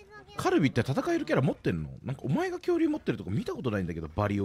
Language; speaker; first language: Japanese; native; Japanese